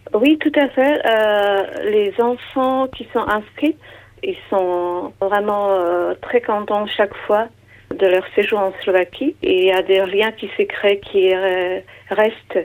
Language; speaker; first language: French; non-native, fluent; Slovak